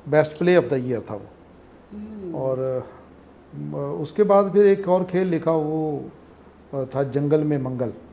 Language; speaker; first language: Urdu; non-native, local second language; Punjabi